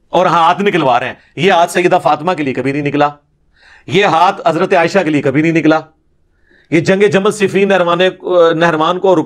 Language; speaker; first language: Urdu; non-native, local second language; Punjabi